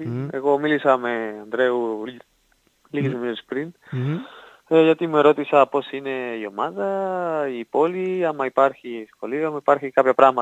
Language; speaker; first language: Greek; non-native, fluent; Spanish